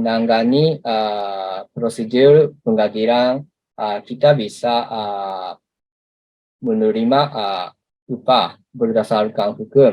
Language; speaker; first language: Indonesian; non-native, learner; Japanese